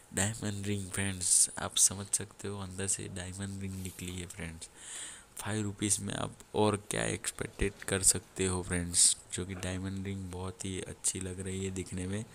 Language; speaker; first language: Hindi; native; Hindi